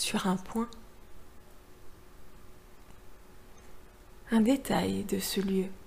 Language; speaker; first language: French; native; French